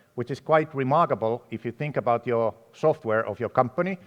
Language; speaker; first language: English; non-native, fluent; Finnish